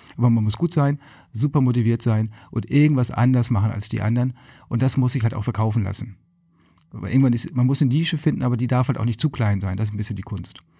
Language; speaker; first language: German; native; German